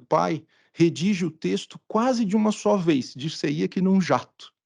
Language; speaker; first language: Portuguese; native; Portuguese